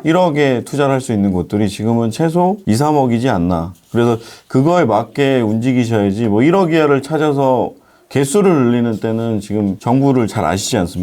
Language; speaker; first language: Korean; native; Korean